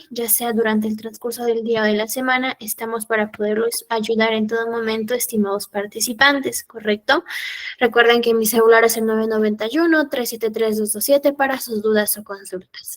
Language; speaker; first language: Spanish; native; Spanish